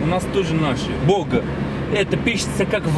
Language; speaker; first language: Russian; non-native, fluent; Arabic